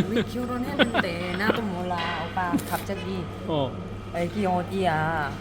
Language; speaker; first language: Korean; non-native, learner; Vietnamese